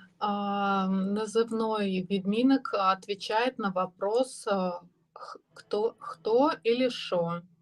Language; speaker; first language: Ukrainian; non-native, learner; Russian